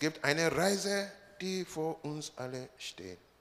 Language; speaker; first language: German; non-native, learner; Russian